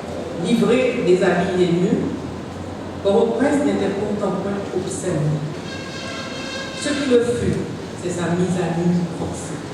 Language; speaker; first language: French; non-native, local second language; Haitian Creole